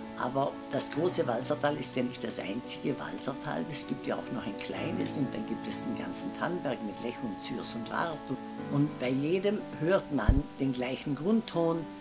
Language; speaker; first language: German; native; German